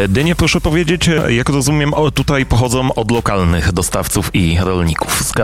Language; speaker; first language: Polish; native; Polish